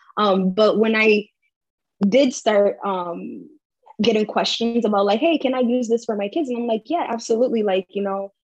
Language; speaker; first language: English; early bilingual, heritage; English